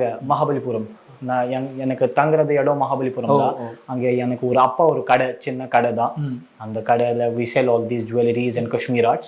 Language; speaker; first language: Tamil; non-native, learner; Kashmiri